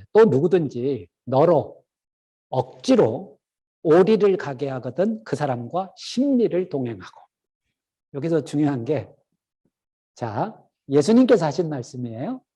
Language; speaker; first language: Korean; native; Korean